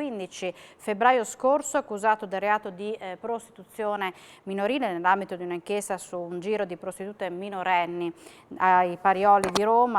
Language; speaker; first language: Italian; native; Italian